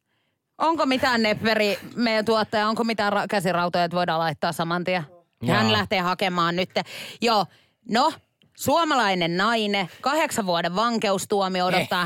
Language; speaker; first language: Finnish; native; Finnish